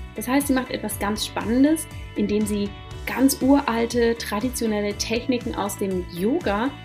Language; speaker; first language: German; native; German